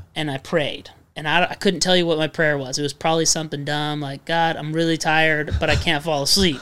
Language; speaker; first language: English; native; English